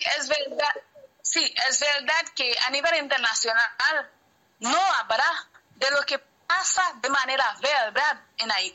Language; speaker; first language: Spanish; non-native, learner; Haitian Creole